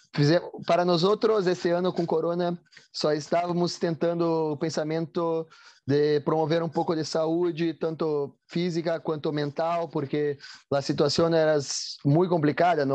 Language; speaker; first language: Spanish; non-native, learner; Portuguese